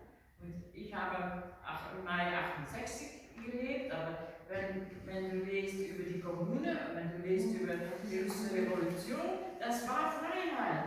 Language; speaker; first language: German; non-native, learner; Dutch